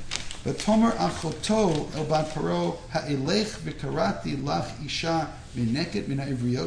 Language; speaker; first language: Hebrew; non-native, fluent; English